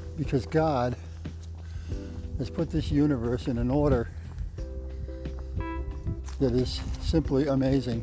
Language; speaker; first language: English; native; English